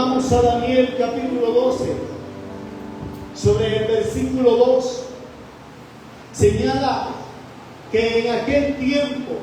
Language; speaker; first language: Spanish; native; Spanish